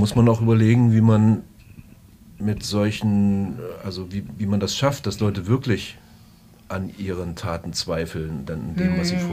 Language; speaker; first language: German; native; German